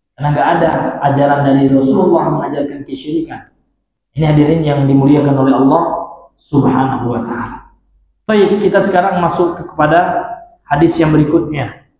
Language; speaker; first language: Indonesian; non-native, local second language; Minangkabau